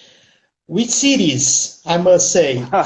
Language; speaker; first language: English; non-native, fluent; Portuguese